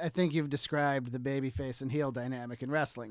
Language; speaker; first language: English; native; English